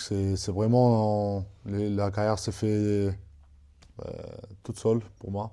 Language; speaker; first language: French; non-native, fluent; Spanish